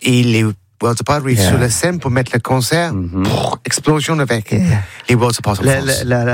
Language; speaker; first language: French; non-native, learner; English